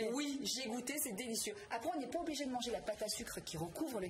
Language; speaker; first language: French; native; French